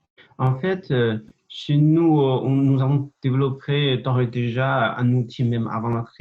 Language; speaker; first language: French; non-native, fluent; Chinese